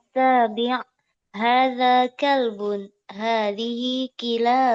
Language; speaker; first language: Arabic; non-native, learner; Indonesian